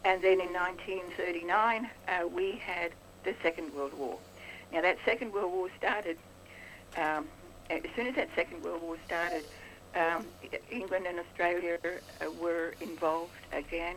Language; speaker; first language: English; native; English